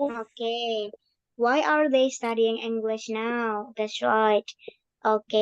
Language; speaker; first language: English; non-native, fluent; Indonesian